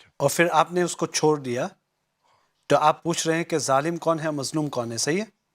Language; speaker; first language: Urdu; non-native, fluent; Gujarati